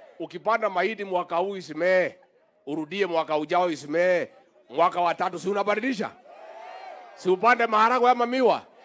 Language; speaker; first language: Swahili; non-native, local second language; Kikuyu